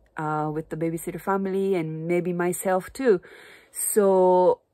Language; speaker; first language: English; non-native, fluent; Japanese